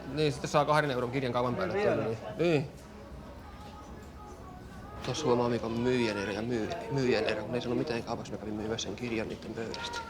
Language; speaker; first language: Finnish; native; Finnish